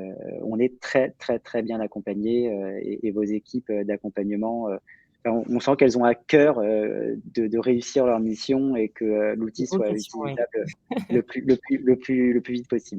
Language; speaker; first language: French; native; French